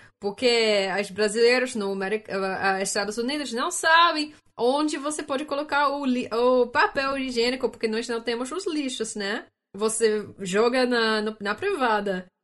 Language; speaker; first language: Portuguese; non-native, learner; English